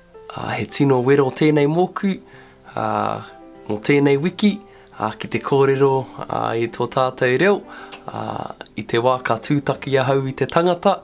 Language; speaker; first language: Māori; non-native, local second language; English